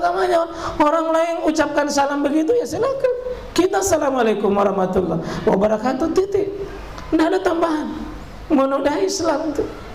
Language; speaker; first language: Indonesian; native; Indonesian